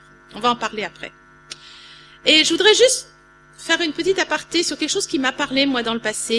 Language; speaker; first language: French; native; French